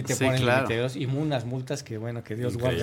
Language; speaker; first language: Spanish; native; Spanish